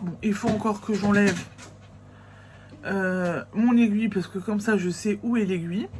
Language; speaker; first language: French; native; French